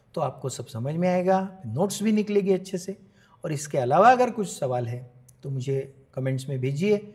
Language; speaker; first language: Hindi; non-native, local second language; Marathi